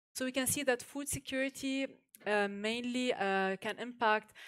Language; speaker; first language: English; non-native, fluent; Arabic